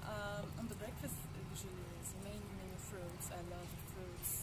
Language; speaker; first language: English; non-native, learner; Russian